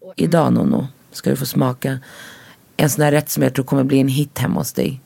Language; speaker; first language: Swedish; early bilingual, other home language; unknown